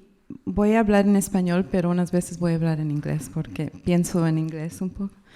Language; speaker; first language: Spanish; non-native, learner; English